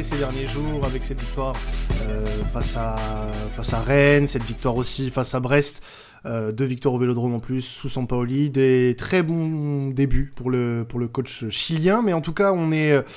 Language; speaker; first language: French; native; French